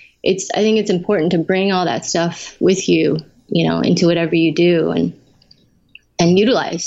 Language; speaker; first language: English; native; English